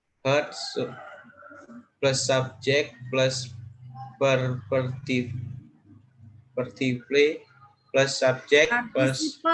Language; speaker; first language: English; non-native, learner; Indonesian